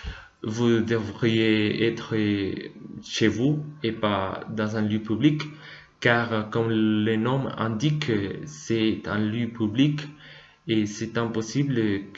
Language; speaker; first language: French; non-native, learner; Spanish